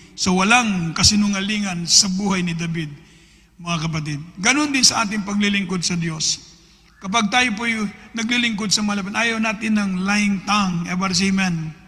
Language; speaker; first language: Filipino; native; Filipino